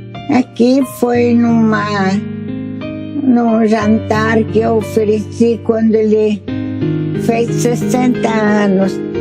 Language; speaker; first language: Portuguese; non-native, fluent; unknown